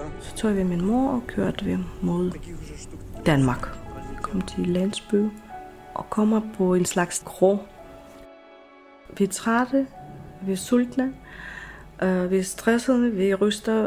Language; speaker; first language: Danish; non-native, fluent; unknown